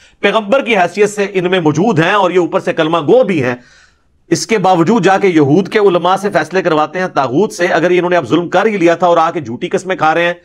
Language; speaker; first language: Urdu; non-native, local second language; Punjabi